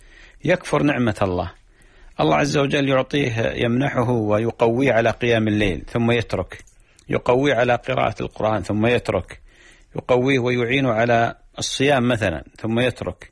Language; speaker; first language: Arabic; native; Arabic